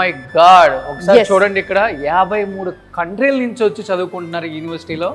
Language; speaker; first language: Telugu; native; Telugu